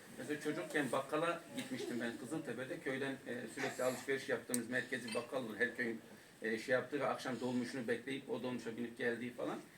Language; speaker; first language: Turkish; non-native, local second language; Kurdish